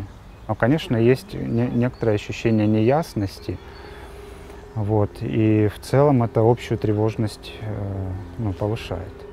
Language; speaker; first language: Russian; native; Russian